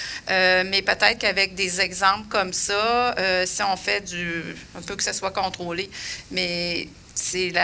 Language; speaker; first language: French; native; French